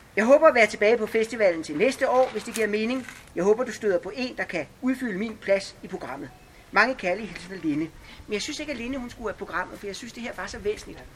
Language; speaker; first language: Danish; native; Danish